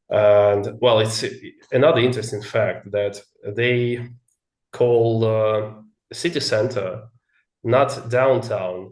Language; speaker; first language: English; non-native, learner; Russian